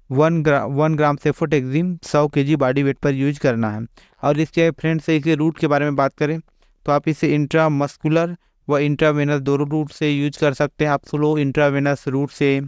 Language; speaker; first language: Hindi; native; Hindi